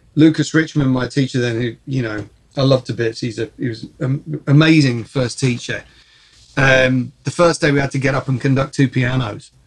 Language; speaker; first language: English; early bilingual, other home language; Czech